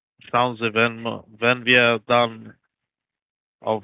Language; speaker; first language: German; non-native, learner; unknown